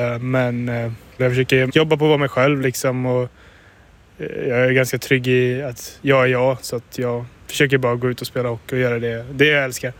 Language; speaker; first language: Swedish; native; Swedish